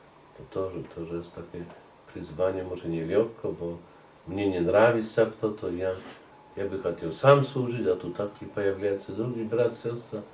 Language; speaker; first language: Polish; non-native, learner; Russian